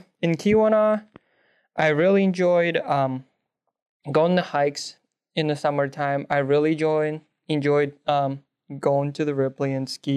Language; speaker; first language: English; non-native, fluent; Russian